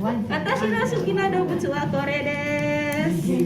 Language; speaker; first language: Japanese; non-native, learner; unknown